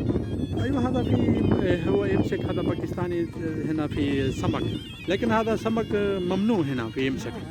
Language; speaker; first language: Arabic; non-native, learner; Saraiki